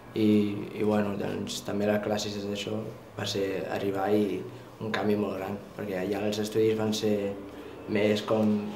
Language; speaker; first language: Catalan; early bilingual, other home language; Arabic